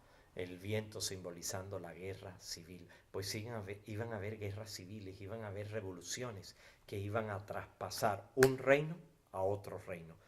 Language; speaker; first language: Spanish; native; Spanish